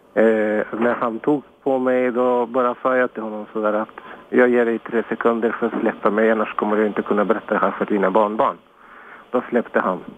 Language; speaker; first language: Swedish; non-native, fluent; Spanish